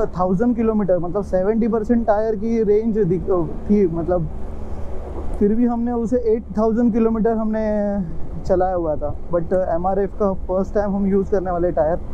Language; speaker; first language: Hindi; non-native, local second language; Marathi